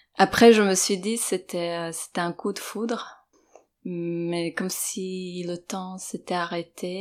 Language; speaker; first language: French; non-native, fluent; Serbian